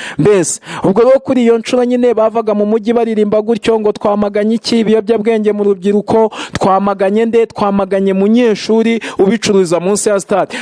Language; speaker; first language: Kinyarwanda; native; Kinyarwanda